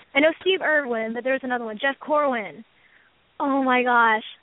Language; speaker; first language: English; native; English